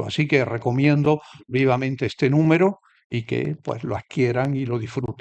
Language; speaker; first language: Spanish; native; Spanish